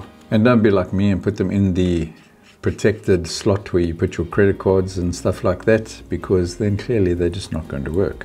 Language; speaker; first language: English; native; English